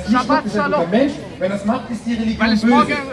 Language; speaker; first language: German; native; German